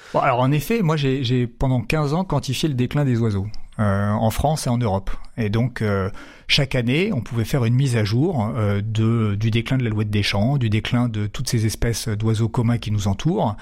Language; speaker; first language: French; native; French